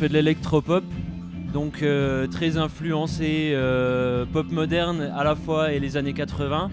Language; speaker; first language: French; native; French